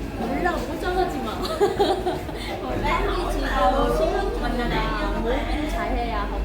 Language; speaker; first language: Korean; non-native, fluent; Vietnamese